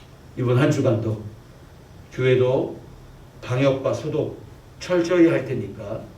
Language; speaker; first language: Korean; native; Korean